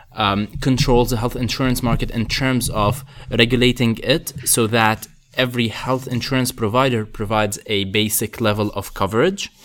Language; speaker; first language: English; non-native, fluent; Arabic